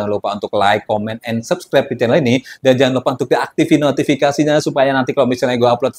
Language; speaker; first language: Indonesian; native; Indonesian